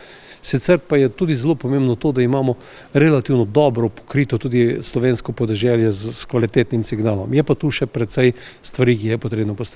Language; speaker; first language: Slovenian; native; Slovenian